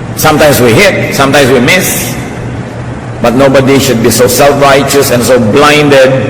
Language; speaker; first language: English; non-native, local second language; Filipino